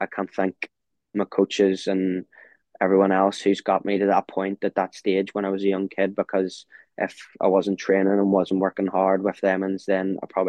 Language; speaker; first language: English; native; English